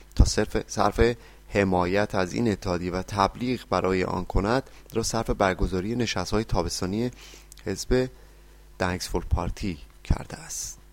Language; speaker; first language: Persian; native; Persian